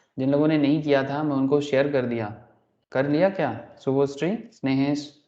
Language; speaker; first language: Hindi; non-native, local second language; Bangla